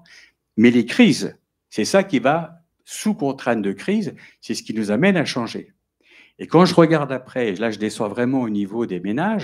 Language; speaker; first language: French; native; French